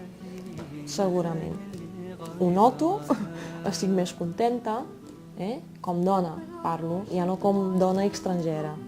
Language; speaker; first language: Catalan; non-native, fluent; Romanian